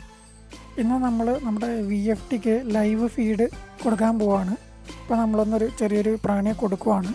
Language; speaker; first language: Malayalam; native; Malayalam